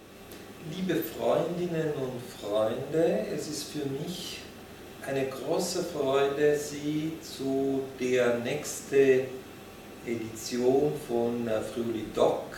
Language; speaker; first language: German; non-native, fluent; Italian